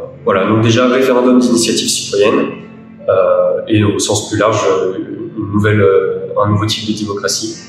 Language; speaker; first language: French; native; French